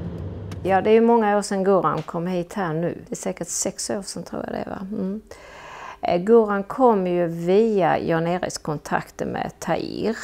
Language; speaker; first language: Swedish; native; Swedish